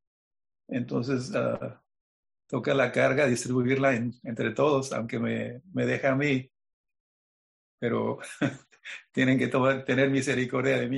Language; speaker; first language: Spanish; native; Spanish